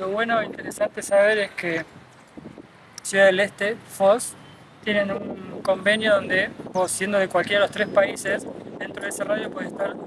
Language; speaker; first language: Spanish; native; Spanish